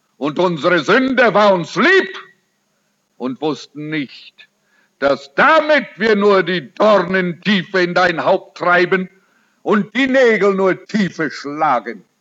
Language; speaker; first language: German; early bilingual, heritage; German